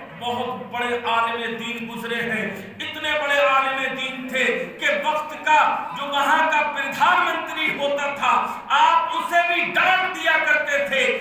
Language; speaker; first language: Urdu; native; Urdu